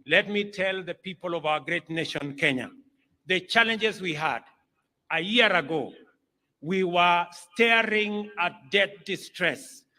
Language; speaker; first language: English; non-native, local second language; Kalenjin